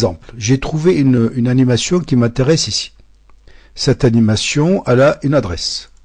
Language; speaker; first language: French; native; French